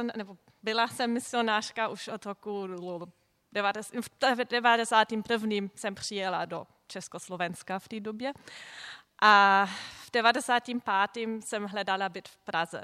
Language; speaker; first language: Czech; non-native, fluent; German